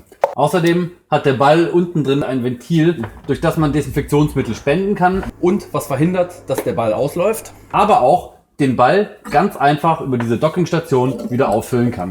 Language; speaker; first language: German; native; German